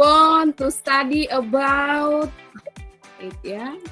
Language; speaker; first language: English; non-native, learner; Indonesian